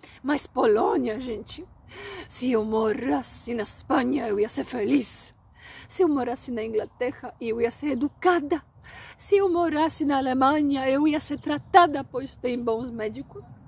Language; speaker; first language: Portuguese; non-native, fluent; Polish